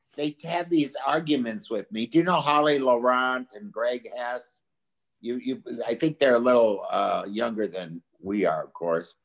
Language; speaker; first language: English; native; English